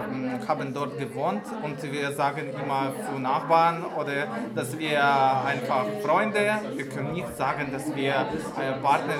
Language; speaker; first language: German; non-native, learner; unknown